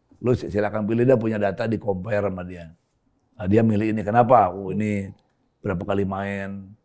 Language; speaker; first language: Indonesian; native; Indonesian